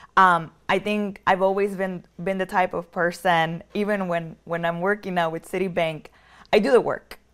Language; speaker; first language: English; early bilingual, other home language; Spanish